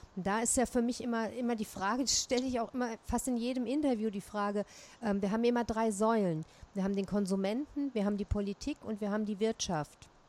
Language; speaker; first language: German; native; German